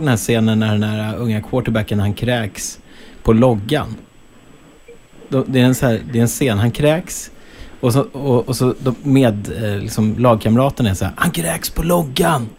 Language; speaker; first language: Swedish; native; Swedish